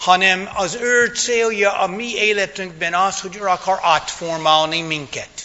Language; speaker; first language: Hungarian; non-native, fluent; English